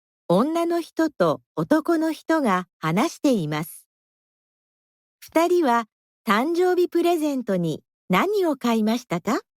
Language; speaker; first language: Japanese; non-native, learner; Indonesian